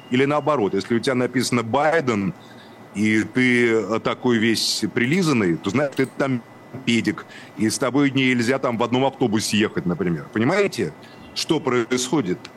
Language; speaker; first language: Russian; native; Russian